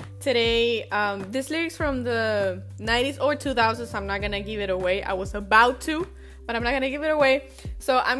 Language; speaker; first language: English; non-native, fluent; Spanish